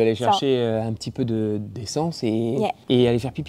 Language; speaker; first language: French; native; French